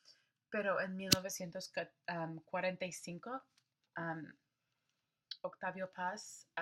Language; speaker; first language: Spanish; non-native, learner; English